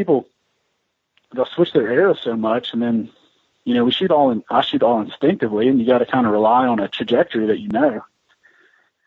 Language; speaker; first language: English; native; English